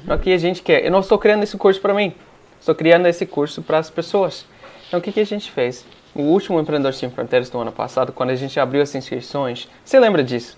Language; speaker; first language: Portuguese; non-native, fluent; English